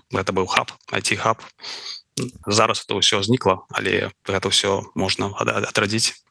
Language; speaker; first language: Belarusian; non-native, local second language; Russian